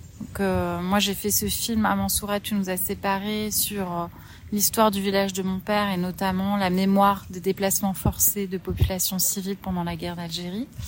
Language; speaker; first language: French; native; French